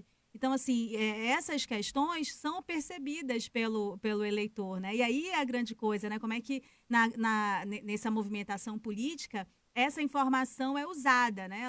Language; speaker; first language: Portuguese; native; Portuguese